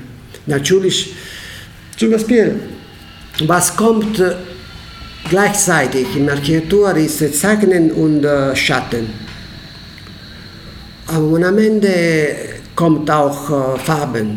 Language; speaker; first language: German; non-native, learner; Italian